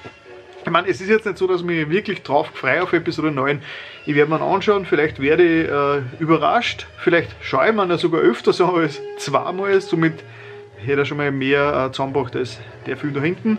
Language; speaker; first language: German; native; German